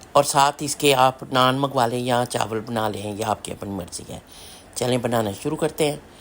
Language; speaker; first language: Urdu; non-native, local second language; Punjabi